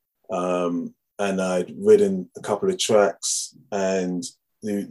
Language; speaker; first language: English; native; English